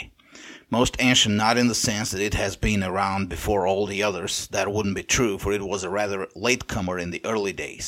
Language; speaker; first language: English; non-native, fluent; Bulgarian